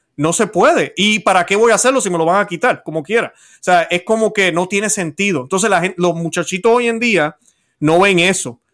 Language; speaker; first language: Spanish; native; Spanish